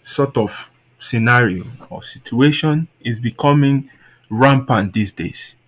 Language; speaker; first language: English; non-native, local second language; Yoruba